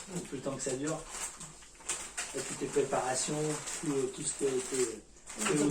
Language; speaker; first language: French; native; French